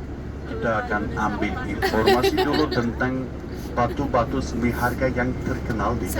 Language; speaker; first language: Indonesian; non-native, fluent; Turkish